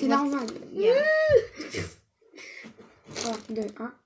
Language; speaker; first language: French; native; French